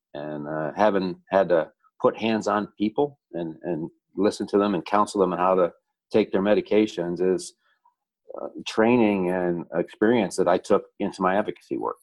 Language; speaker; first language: English; early bilingual, other home language; Italian